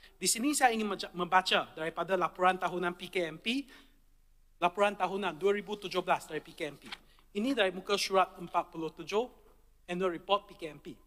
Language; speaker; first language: Malay; non-native, local second language; Chinese